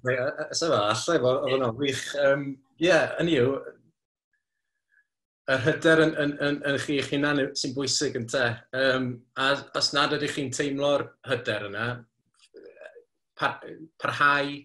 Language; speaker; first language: Welsh; native; Welsh